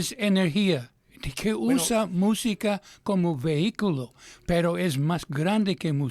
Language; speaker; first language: Spanish; non-native, fluent; English